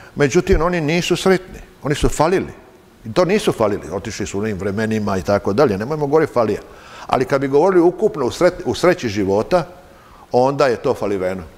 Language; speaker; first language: Croatian; native; Croatian